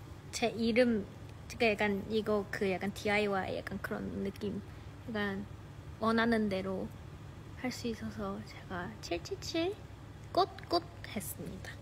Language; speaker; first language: Korean; non-native, fluent; Chinese